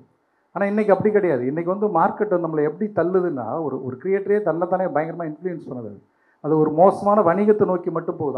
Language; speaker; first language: Tamil; native; Tamil